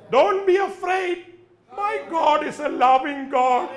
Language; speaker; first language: English; non-native, local second language; Malayalam